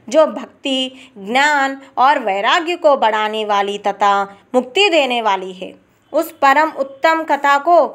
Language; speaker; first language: Hindi; non-native, local second language; Telugu